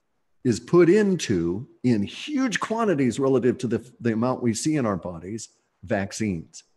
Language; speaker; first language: English; native; English